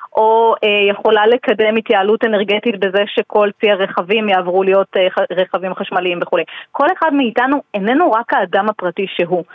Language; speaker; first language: Hebrew; native; Hebrew